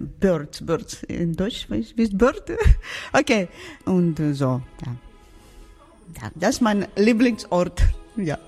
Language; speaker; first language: German; non-native, learner; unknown